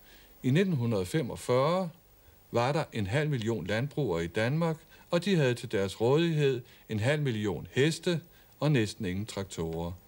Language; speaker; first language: Danish; native; Danish